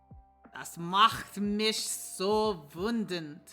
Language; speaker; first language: German; non-native, learner; English